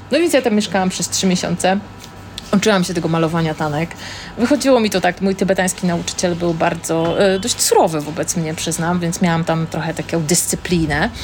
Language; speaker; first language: Polish; native; Polish